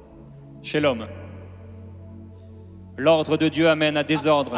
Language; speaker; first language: French; native; French